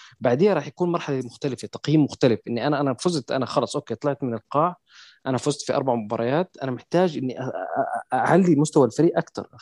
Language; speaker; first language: Arabic; native; Arabic